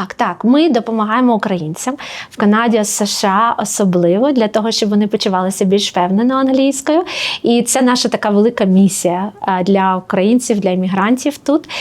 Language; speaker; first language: Ukrainian; native; Ukrainian